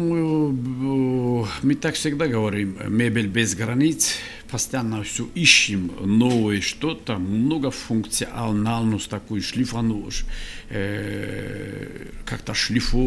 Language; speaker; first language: Russian; non-native, local second language; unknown